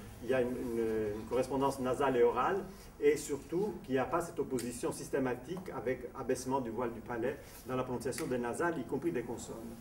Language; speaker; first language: French; non-native, fluent; Italian